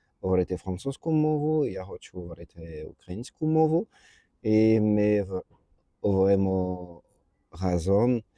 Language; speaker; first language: Ukrainian; non-native, learner; French